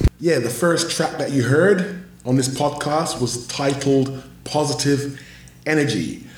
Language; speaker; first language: English; native; English